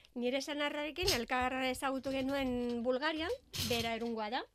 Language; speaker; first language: Basque; non-native, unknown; Bulgarian